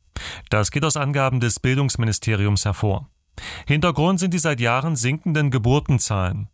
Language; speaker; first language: German; native; German